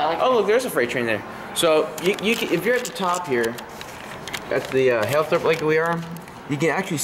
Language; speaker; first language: English; native; English